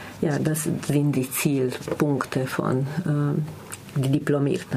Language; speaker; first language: German; non-native, learner; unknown